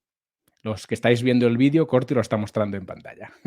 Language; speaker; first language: Spanish; native; Spanish